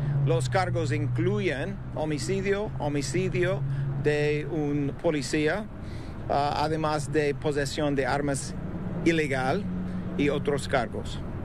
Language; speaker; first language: Spanish; non-native, learner; English